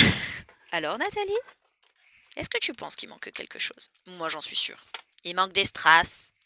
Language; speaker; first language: French; native; French